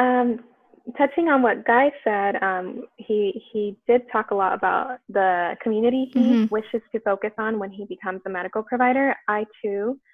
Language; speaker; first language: English; native; English